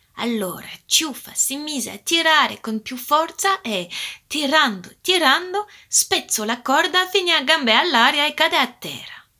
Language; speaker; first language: Italian; early bilingual, heritage; Italian